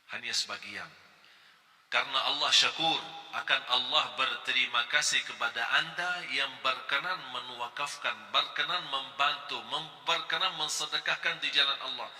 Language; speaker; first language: Malay; non-native, fluent; Arabic